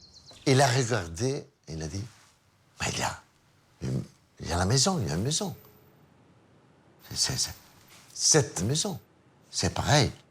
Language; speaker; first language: French; non-native, fluent; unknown